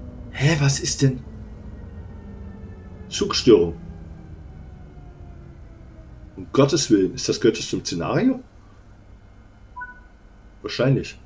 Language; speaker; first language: German; native; German